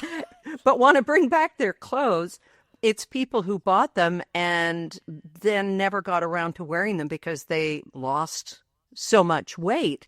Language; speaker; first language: English; native; English